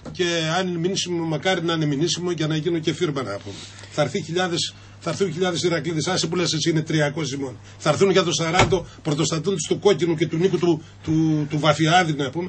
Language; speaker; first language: Greek; native; Greek